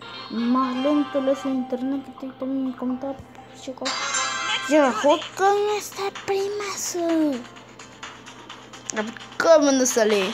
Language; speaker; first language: Spanish; native; Spanish